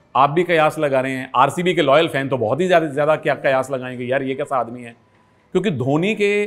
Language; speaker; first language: Hindi; native; Hindi